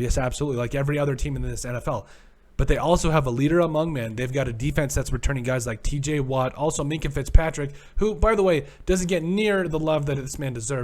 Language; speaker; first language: English; native; English